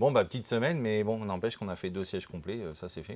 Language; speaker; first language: French; native; French